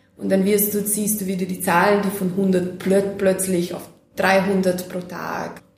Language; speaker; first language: German; non-native, fluent; Serbian